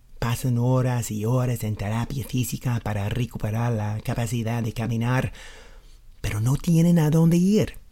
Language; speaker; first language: Spanish; non-native, fluent; English